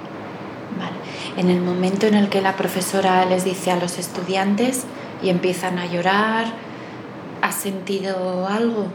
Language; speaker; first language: Spanish; native; Spanish